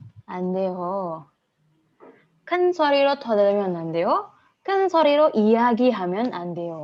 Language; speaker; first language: Korean; non-native, fluent; Indonesian